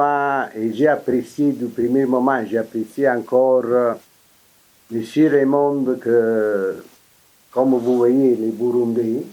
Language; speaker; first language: French; non-native, fluent; Italian